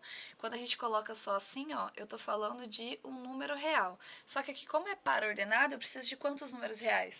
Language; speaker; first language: Portuguese; native; Portuguese